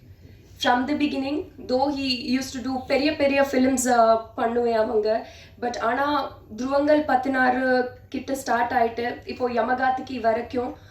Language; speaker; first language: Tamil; non-native, learner; Telugu